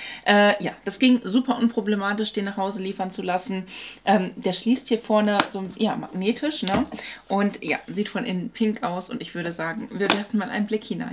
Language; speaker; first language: German; native; German